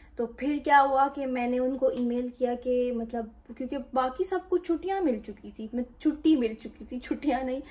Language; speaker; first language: Urdu; native; Urdu